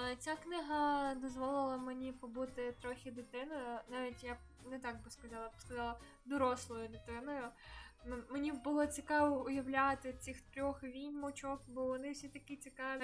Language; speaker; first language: Ukrainian; native; Ukrainian